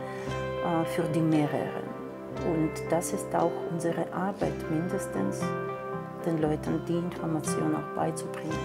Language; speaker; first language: German; non-native, fluent; Russian